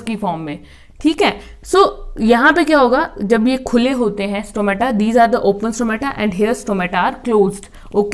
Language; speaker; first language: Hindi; native; Hindi